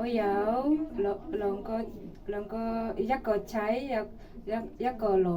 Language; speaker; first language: Cantonese; non-native, fluent; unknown